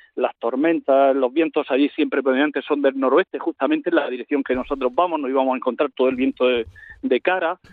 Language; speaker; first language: Spanish; native; Spanish